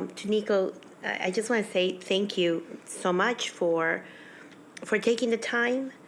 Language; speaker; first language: English; early bilingual, other home language; Spanish